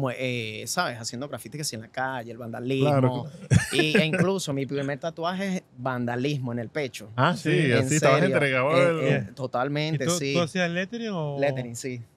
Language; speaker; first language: Spanish; native; Spanish